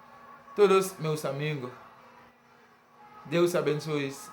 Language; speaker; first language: Portuguese; non-native, learner; Haitian Creole